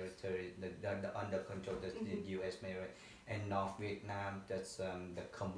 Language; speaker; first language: English; non-native, learner; Vietnamese